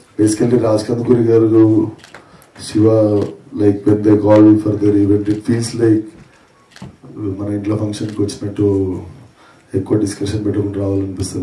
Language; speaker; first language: Telugu; native; Telugu